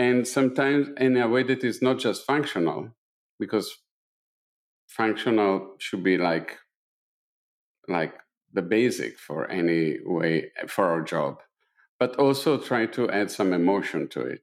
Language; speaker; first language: English; non-native, fluent; Italian